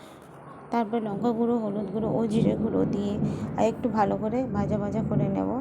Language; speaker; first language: Bangla; native; Bangla